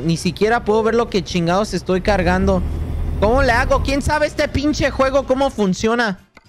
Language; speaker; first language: Spanish; early bilingual, heritage; Spanish